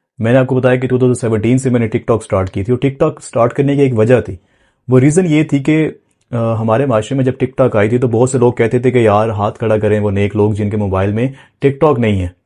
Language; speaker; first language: Urdu; non-native, local second language; Punjabi